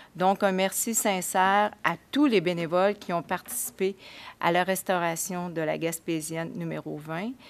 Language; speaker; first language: French; native; French